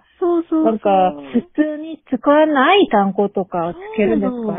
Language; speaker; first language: Japanese; non-native, learner; Korean